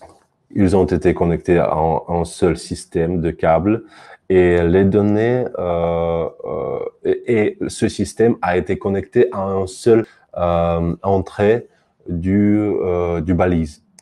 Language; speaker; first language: French; non-native, fluent; Russian